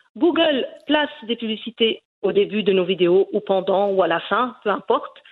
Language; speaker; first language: French; early bilingual, other home language; Riffian